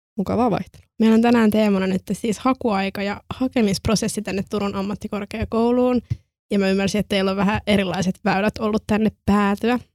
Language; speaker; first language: Finnish; native; Finnish